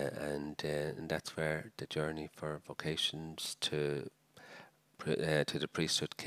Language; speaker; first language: English; native; English